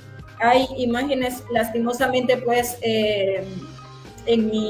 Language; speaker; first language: Spanish; native; Spanish